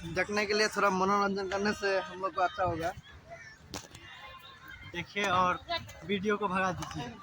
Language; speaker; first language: Hindi; non-native, local second language; Assamese